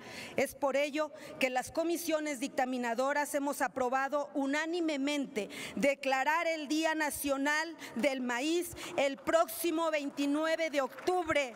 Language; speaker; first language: Spanish; native; Spanish